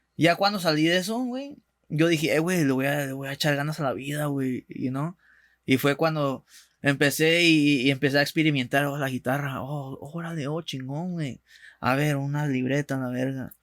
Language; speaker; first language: Spanish; early bilingual, heritage; Spanish